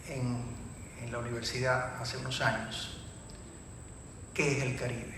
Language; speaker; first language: Spanish; native; Spanish